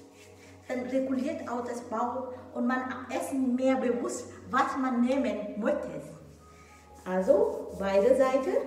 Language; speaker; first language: German; non-native, learner; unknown